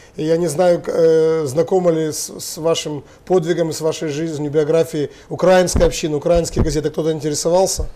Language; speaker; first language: Russian; native; Russian